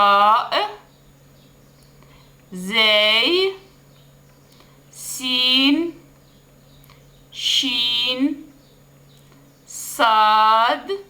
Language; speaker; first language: Arabic; native; Arabic